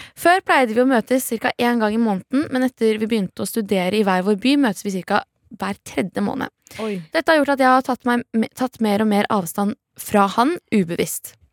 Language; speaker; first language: Norwegian; native; Norwegian